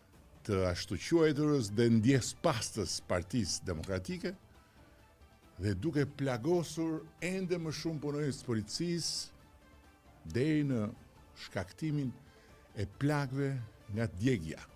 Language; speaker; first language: Albanian; native; Albanian